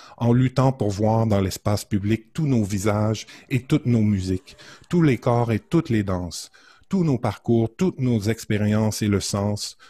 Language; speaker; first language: French; native; French